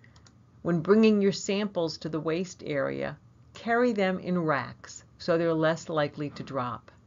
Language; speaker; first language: English; native; English